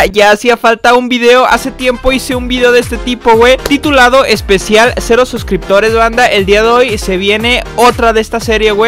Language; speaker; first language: Spanish; native; Spanish